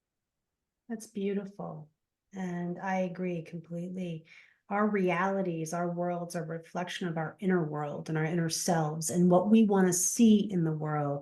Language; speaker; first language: English; native; English